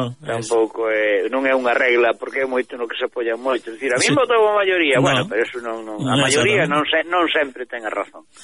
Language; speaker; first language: Galician; native; Galician